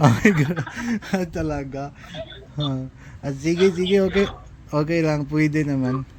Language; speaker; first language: Filipino; non-native, learner; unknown